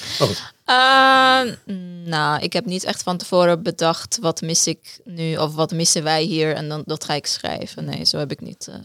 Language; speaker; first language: Dutch; non-native, fluent; Persian